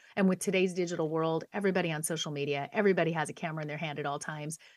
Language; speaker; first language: English; native; English